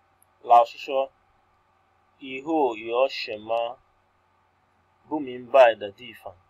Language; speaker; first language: Chinese; non-native, learner; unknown